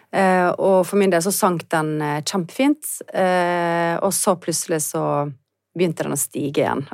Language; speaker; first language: Norwegian; native; Norwegian